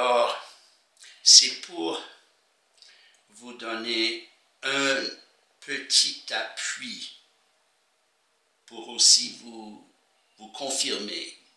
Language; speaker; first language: French; non-native, fluent; English